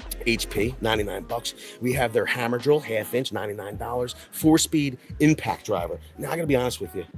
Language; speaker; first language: English; native; English